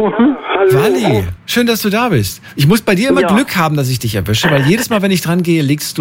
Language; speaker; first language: German; native; German